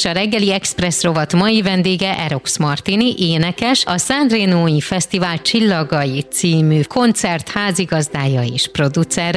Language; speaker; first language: Hungarian; native; Hungarian